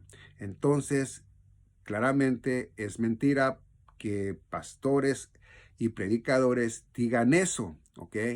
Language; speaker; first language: Spanish; native; Spanish